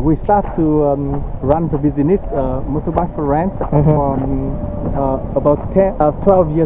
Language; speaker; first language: English; non-native, fluent; Vietnamese